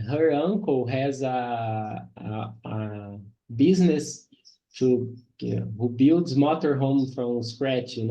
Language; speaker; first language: English; non-native, learner; Portuguese